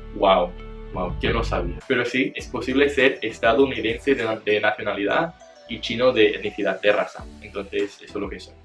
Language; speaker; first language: Spanish; non-native, fluent; English